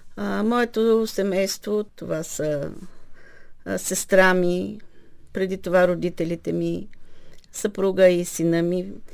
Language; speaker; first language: Bulgarian; native; Bulgarian